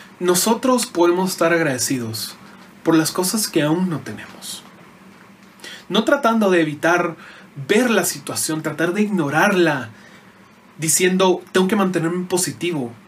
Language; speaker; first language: Spanish; native; Spanish